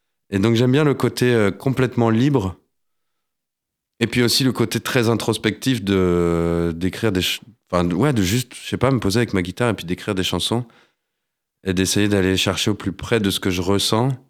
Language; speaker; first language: French; native; French